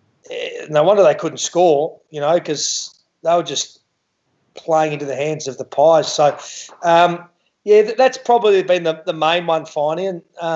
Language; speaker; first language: English; native; English